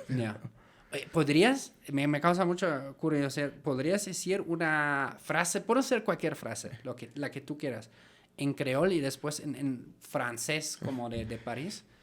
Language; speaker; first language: Spanish; non-native, fluent; German